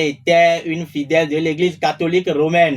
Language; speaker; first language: French; non-native, local second language; Ewe